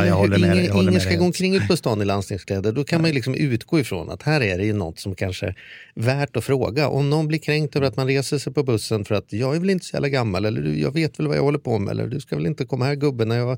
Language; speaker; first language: Swedish; native; Swedish